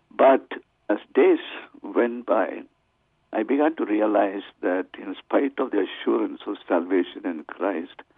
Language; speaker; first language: English; non-native, local second language; Tamil